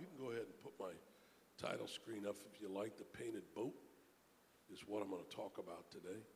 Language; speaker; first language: English; native; English